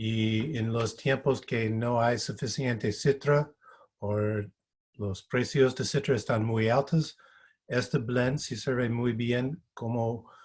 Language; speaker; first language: Spanish; non-native, fluent; English